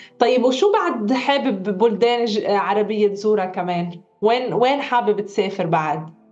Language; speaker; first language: Arabic; native; Arabic